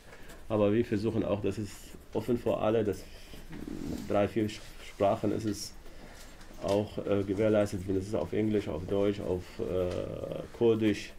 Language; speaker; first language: German; non-native, learner; Arabic